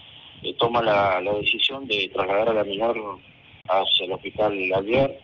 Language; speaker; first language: Spanish; native; Spanish